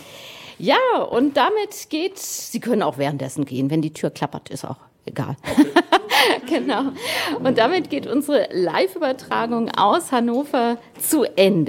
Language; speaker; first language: German; native; German